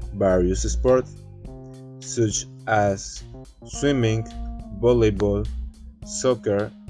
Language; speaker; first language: English; non-native, learner; Spanish